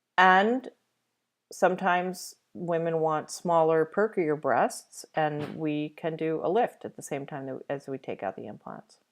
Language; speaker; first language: English; native; English